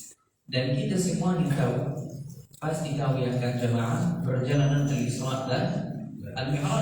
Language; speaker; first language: Indonesian; non-native, fluent; Arabic